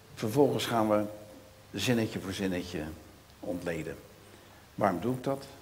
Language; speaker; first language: Dutch; native; Dutch